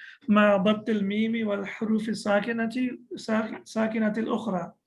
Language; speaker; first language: Arabic; non-native, fluent; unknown